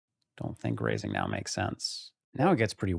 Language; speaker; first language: English; native; English